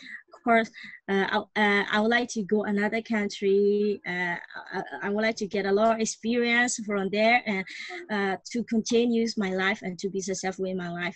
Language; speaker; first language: English; non-native, learner; Burmese